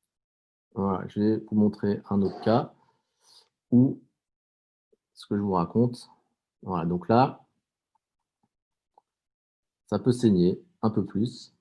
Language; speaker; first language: French; native; French